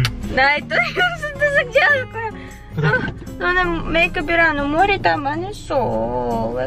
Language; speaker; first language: Korean; non-native, learner; Russian